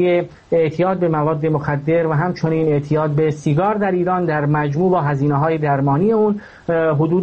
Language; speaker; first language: Persian; native; Persian